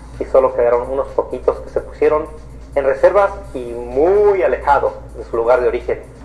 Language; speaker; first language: Spanish; native; Spanish